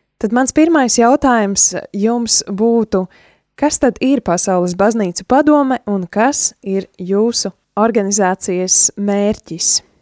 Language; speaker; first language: Latvian; native; Latvian